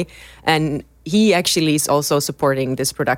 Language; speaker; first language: English; non-native, fluent; Finnish